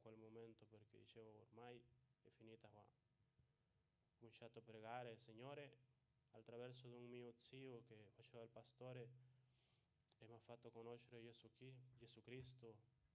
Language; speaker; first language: Italian; non-native, fluent; Spanish